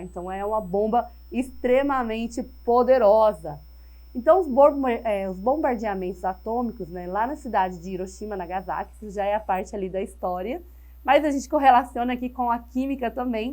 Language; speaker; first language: Portuguese; native; Portuguese